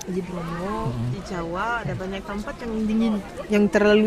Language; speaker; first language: Indonesian; non-native, learner; Arabic